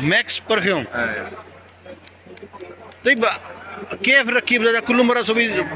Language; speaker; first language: Arabic; non-native, learner; Urdu